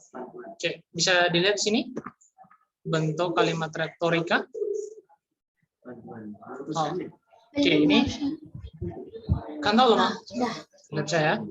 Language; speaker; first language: Indonesian; native; Indonesian